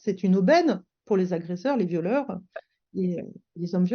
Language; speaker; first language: French; native; French